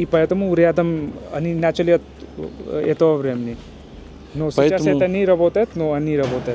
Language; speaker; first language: Russian; non-native, learner; Hindi